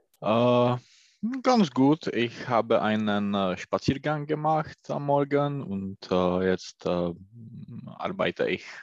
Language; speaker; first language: German; non-native, learner; Czech